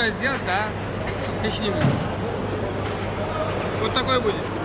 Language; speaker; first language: Russian; non-native, local second language; Uzbek